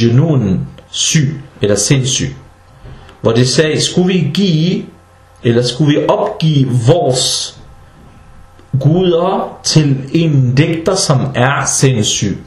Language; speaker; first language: Danish; non-native, fluent; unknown